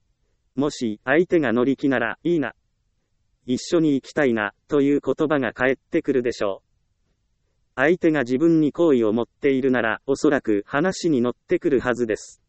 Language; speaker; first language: Japanese; native; Japanese